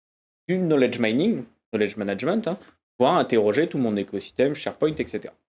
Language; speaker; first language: French; native; French